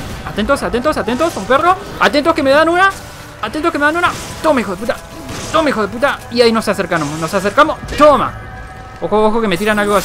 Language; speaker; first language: Spanish; native; Spanish